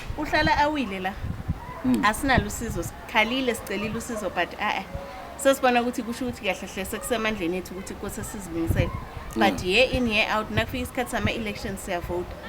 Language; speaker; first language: Zulu; native; Zulu